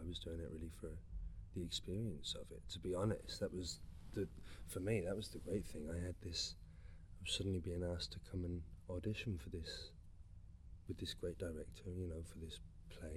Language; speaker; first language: English; native; English